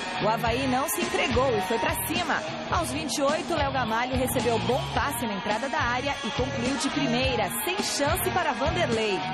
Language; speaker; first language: Portuguese; native; Portuguese